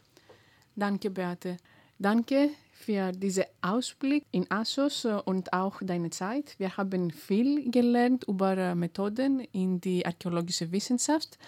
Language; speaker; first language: German; non-native, fluent; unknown